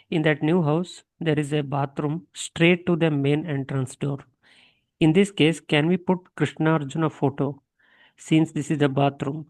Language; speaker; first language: English; non-native, local second language; Kannada